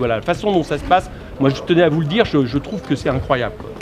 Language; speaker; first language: French; native; French